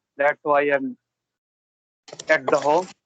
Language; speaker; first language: English; non-native, learner; Bhojpuri